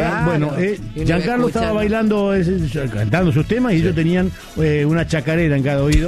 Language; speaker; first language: Spanish; native; Spanish